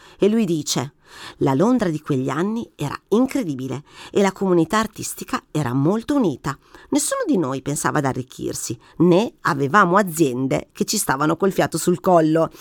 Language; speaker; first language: Italian; native; Italian